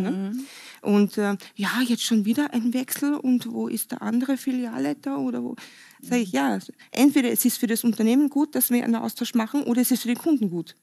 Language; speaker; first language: German; native; German